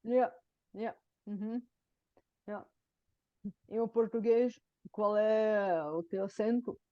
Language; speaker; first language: Portuguese; non-native, fluent; Bulgarian